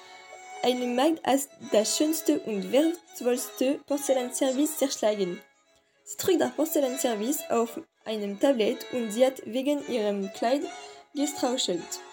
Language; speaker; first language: German; non-native, learner; French